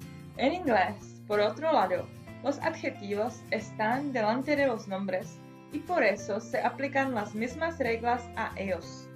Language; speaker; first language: Spanish; non-native, fluent; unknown